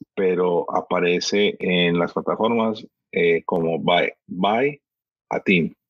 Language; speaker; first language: Spanish; early bilingual, heritage; Spanish